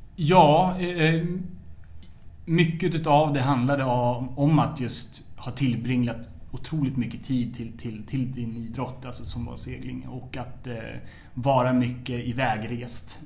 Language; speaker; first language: Swedish; native; Swedish